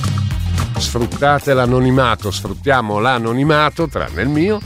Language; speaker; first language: Italian; native; Italian